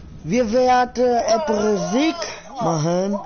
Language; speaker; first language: German; non-native, learner; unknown